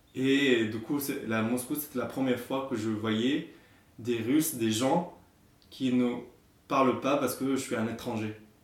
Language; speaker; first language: French; non-native, fluent; Arabic